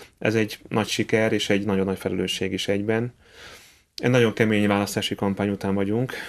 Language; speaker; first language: Hungarian; native; Hungarian